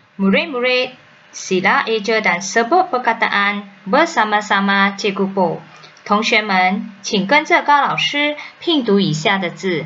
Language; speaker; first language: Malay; non-native, local second language; Chinese